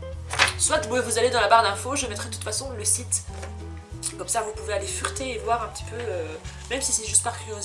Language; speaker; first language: French; native; French